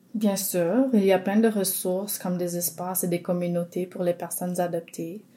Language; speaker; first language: French; non-native, local second language; English